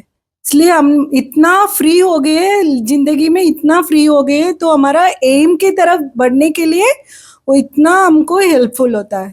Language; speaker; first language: Hindi; non-native, local second language; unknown